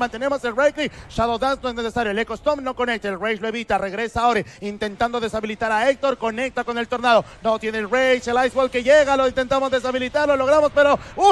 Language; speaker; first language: Spanish; native; Spanish